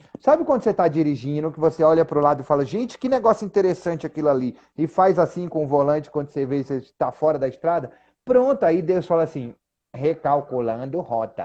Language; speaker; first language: Portuguese; native; Portuguese